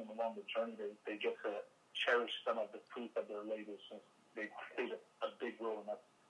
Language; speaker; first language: English; non-native, local second language; Igbo